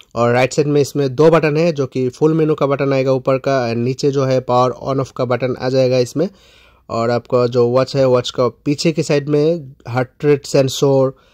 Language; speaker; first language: Hindi; non-native, local second language; Bangla